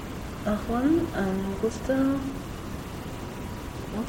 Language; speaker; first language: Spanish; non-native, learner; German